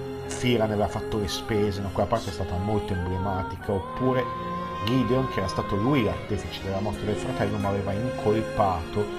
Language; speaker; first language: Italian; native; Italian